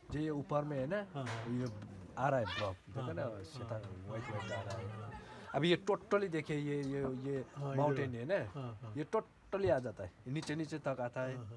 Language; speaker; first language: Hindi; non-native, local second language; Nepali